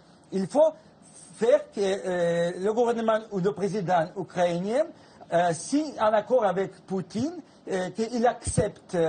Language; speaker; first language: French; non-native, fluent; Russian